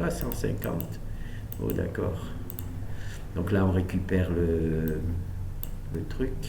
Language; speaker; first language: French; native; French